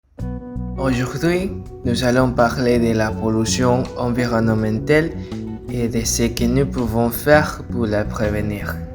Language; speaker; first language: French; non-native, learner; Spanish